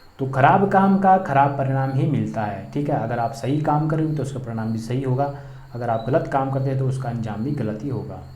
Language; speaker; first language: Hindi; native; Hindi